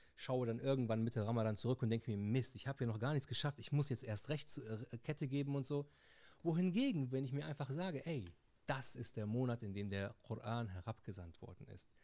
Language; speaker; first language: German; early bilingual, heritage; Arabic